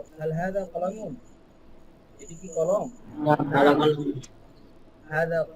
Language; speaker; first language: Arabic; non-native, local second language; Bangla